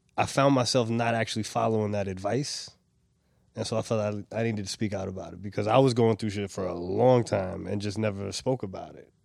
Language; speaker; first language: English; native; English